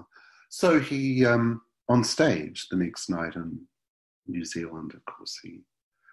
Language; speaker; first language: English; native; English